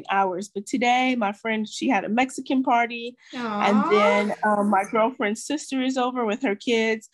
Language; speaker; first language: English; native; English